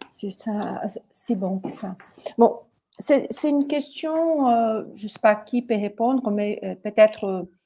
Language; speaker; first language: French; non-native, fluent; Portuguese